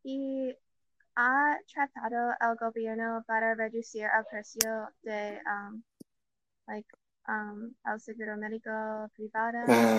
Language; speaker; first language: Spanish; non-native, learner; English